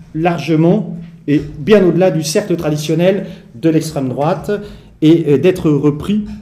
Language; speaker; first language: French; native; French